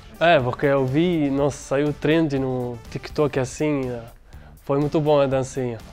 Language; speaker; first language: Portuguese; non-native, fluent; Arabic